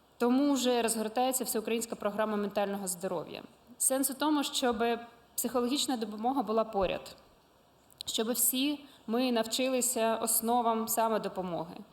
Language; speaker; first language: Ukrainian; non-native, local second language; Russian